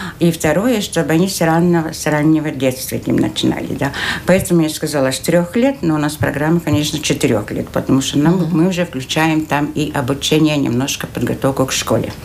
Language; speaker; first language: Russian; non-native, local second language; Latvian